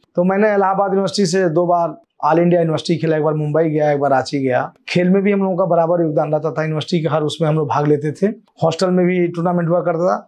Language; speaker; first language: Hindi; native; Hindi